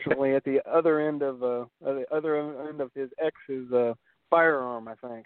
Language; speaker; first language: English; native; English